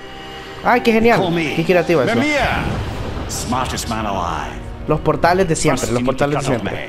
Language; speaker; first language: Spanish; native; Spanish